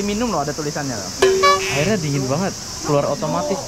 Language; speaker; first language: Indonesian; native; Indonesian